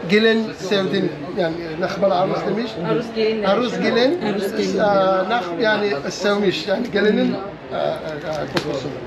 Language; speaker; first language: Turkish; non-native, learner; Arabic